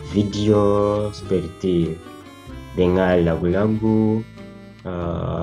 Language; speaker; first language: Indonesian; non-native, learner; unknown